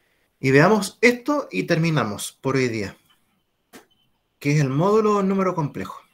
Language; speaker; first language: Spanish; native; Spanish